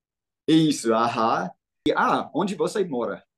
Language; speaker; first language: Portuguese; non-native, fluent; English